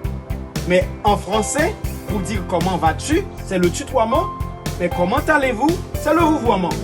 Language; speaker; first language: French; non-native, local second language; Haitian Creole